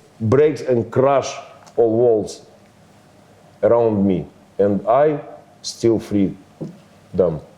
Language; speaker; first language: English; non-native, learner; Russian